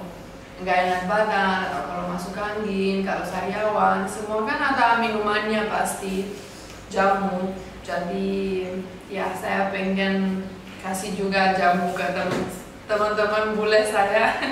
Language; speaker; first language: Indonesian; non-native, fluent; Romanian